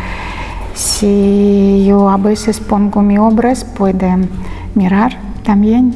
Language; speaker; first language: Spanish; non-native, learner; Russian